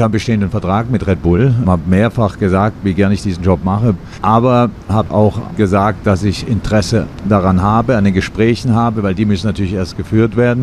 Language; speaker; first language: German; native; German